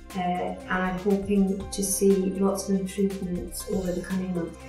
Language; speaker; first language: English; native; English